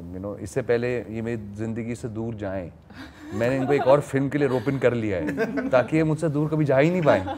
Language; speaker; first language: Hindi; native; Hindi